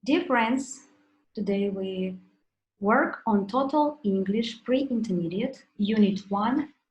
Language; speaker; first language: English; non-native, fluent; Russian